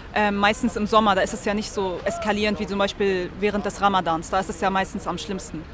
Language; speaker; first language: German; early bilingual, other home language; Arabic